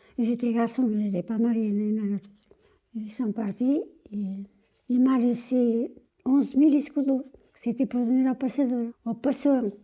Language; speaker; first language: French; non-native, fluent; Portuguese